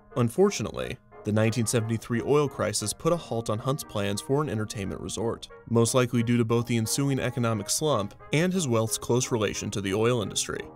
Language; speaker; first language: English; native; English